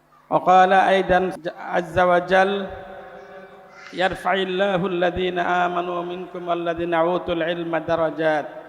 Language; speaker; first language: Arabic; non-native, fluent; Bangla